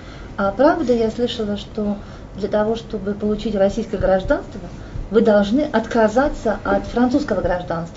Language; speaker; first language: Russian; native; Russian